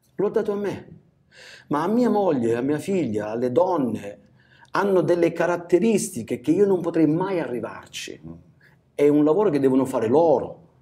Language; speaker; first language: Italian; native; Italian